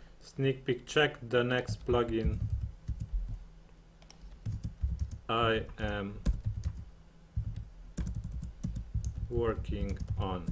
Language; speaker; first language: English; non-native, fluent; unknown